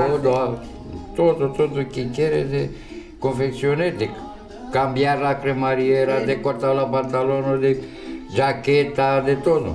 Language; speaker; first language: Spanish; non-native, learner; Romanian